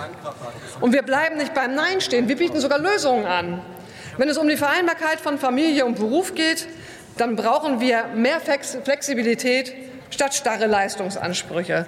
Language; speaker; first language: German; native; German